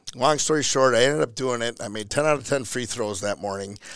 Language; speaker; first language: English; native; English